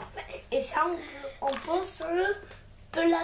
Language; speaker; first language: French; native; French